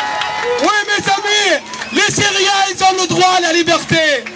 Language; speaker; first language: French; non-native, learner; Arabic